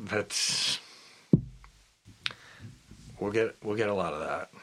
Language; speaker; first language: English; native; English